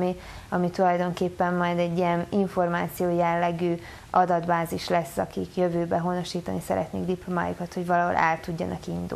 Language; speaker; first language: Hungarian; native; Hungarian